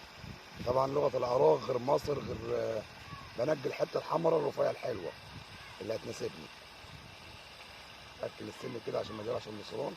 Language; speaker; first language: Arabic; native; Arabic